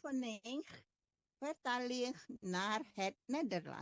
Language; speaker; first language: Dutch; non-native, learner; Indonesian